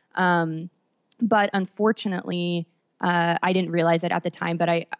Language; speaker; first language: English; native; English